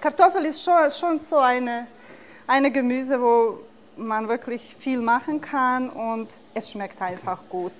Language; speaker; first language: German; non-native, fluent; Serbian